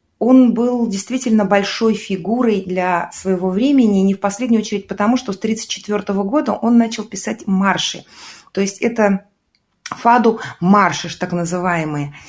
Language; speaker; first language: Russian; native; Russian